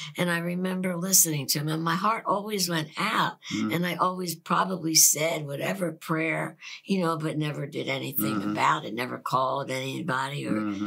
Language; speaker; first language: English; native; English